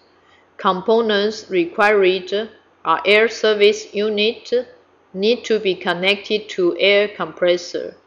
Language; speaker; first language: English; non-native, fluent; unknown